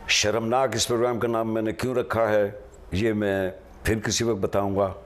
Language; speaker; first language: Urdu; non-native, local second language; Punjabi